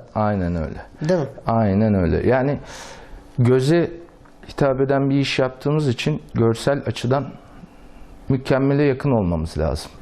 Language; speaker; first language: Turkish; native; Turkish